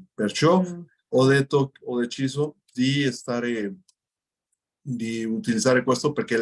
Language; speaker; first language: Italian; non-native, fluent; Spanish